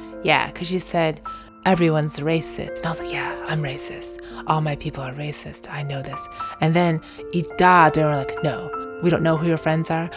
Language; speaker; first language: English; early bilingual, other home language; Chinese